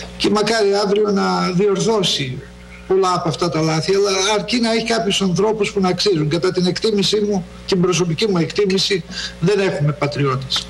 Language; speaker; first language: Greek; native; Greek